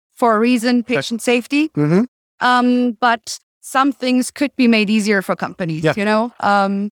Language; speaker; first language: English; non-native, fluent; German